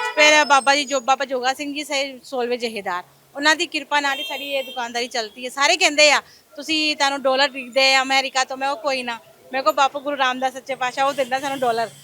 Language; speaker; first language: Punjabi; non-native, local second language; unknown